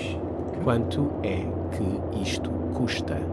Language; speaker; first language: Portuguese; non-native, learner; English